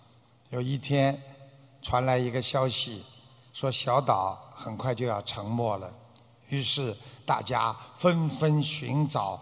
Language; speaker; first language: Chinese; native; Chinese